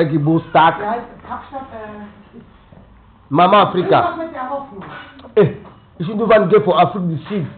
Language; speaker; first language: German; non-native, learner; Lingala